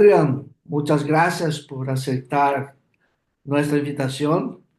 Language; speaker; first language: Spanish; non-native, fluent; Portuguese